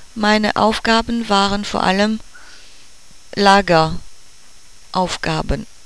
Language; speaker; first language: German; non-native, learner; French